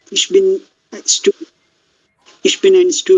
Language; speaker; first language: German; non-native, learner; Bangla